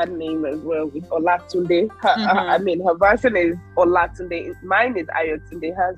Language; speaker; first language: English; non-native, local second language; Yoruba